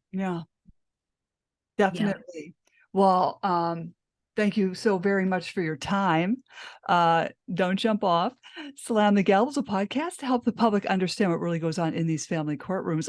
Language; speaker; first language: English; native; English